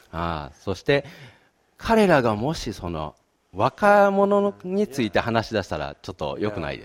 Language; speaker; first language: Japanese; native; Japanese